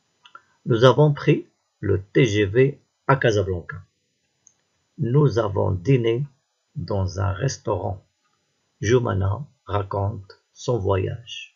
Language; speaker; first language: French; non-native, local second language; Arabic